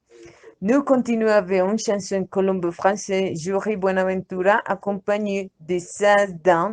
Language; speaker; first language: French; non-native, learner; Spanish